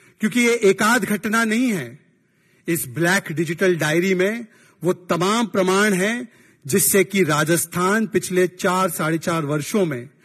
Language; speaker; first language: Hindi; native; Hindi